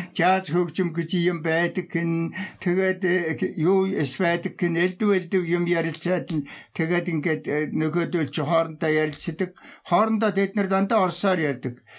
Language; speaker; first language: Mongolian; non-native, local second language; Tuvinian